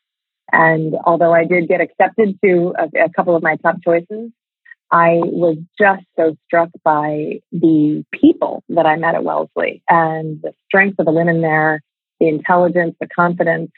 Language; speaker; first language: English; native; English